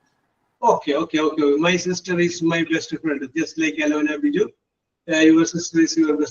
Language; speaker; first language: English; non-native, fluent; Malayalam